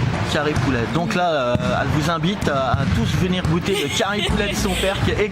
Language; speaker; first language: French; native; French